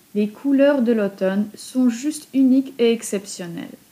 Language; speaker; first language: French; non-native, fluent; Polish